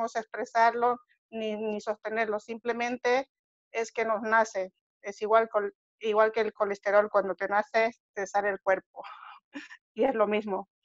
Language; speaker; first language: Spanish; native; Spanish